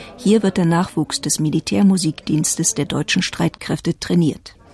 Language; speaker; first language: German; native; German